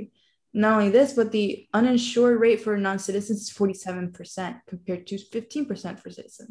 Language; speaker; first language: English; non-native, fluent; Spanish